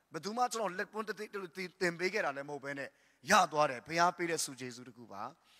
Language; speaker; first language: Burmese; non-native, local second language; Tedim Chin